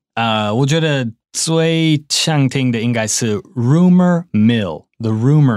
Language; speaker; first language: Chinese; non-native, fluent; English